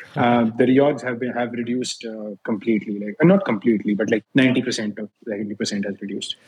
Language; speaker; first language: English; non-native, local second language; Hindi